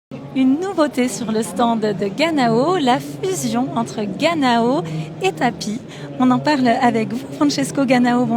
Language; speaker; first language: French; native; French